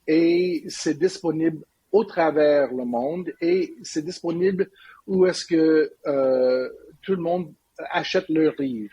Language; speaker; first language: French; non-native, learner; English